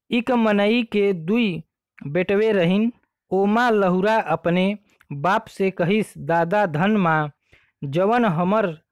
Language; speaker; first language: Hindi; native; Hindi